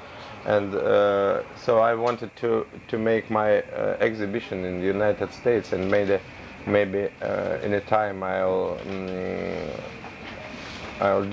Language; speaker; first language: English; non-native, learner; Russian